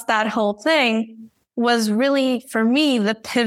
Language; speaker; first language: English; non-native, fluent; Portuguese